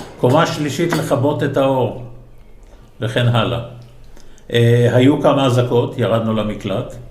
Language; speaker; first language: Hebrew; early bilingual, other home language; Yiddish